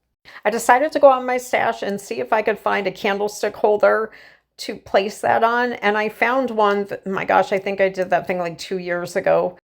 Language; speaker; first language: English; native; English